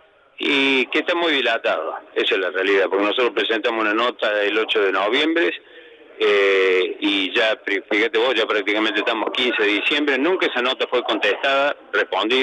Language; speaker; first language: Spanish; native; Spanish